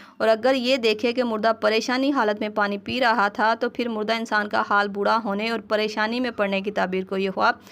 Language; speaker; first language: Urdu; native; Urdu